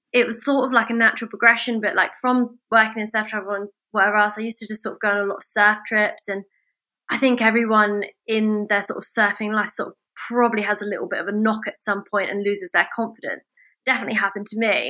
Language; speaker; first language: English; native; English